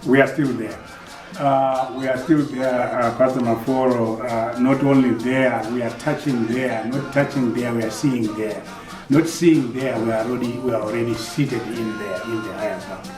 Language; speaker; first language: English; non-native, local second language; Shona